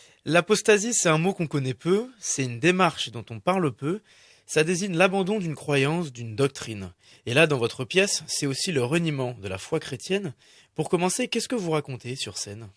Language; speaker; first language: French; native; French